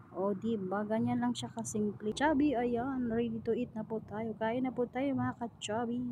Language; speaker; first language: Filipino; non-native, local second language; Iloko